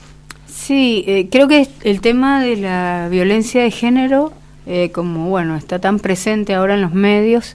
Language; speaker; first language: Spanish; native; Spanish